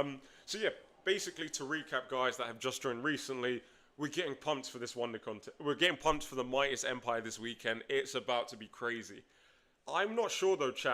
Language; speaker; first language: English; native; English